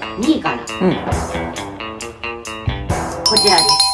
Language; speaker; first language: Japanese; native; Japanese